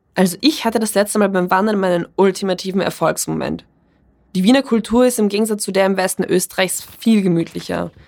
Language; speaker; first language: German; early bilingual, other home language; Polish